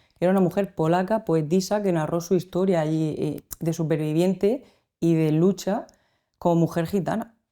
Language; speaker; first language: Spanish; native; Spanish